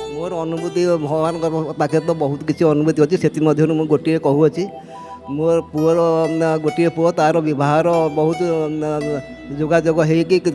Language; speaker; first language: Odia; native; Odia